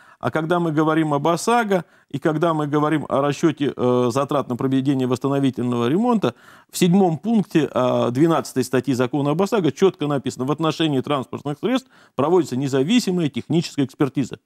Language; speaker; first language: Russian; native; Russian